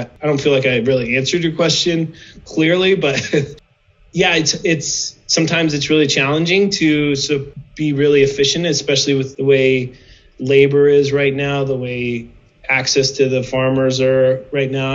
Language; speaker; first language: English; native; English